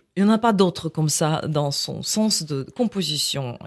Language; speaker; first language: French; non-native, fluent; Russian